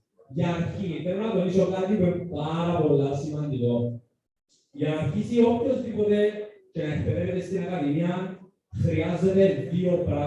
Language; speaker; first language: Greek; native; Greek